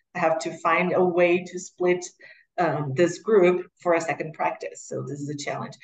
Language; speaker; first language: English; non-native, fluent; Portuguese